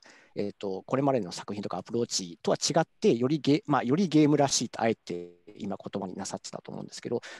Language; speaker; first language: Japanese; native; Japanese